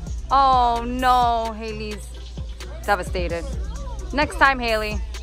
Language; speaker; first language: English; early bilingual, other home language; Spanish